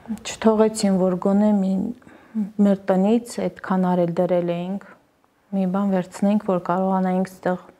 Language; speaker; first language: Armenian; native; Armenian